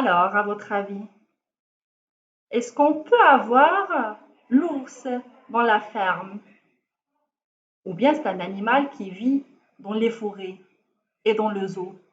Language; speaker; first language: French; non-native, local second language; Arabic